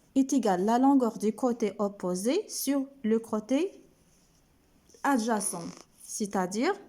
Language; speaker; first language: French; non-native, local second language; Arabic